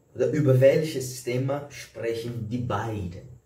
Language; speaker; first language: German; non-native, fluent; Portuguese